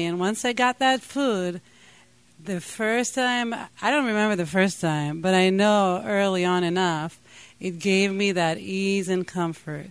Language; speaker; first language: English; non-native, fluent; Hebrew